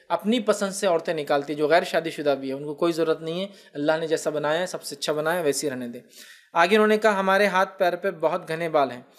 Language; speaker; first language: Urdu; native; Urdu